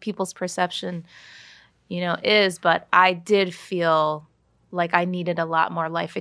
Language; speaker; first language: English; native; English